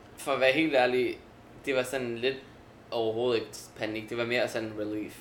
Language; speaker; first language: Danish; early bilingual, heritage; Danish